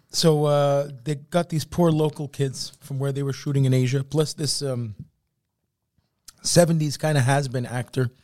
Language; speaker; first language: English; native; English